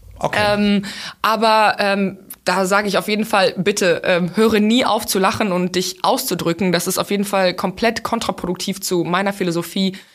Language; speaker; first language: German; non-native, fluent; Russian